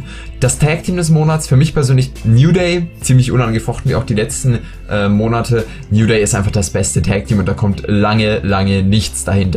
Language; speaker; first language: German; native; German